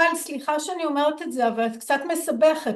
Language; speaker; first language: Hebrew; native; Hebrew